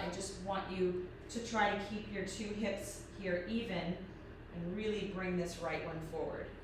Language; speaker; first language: English; native; English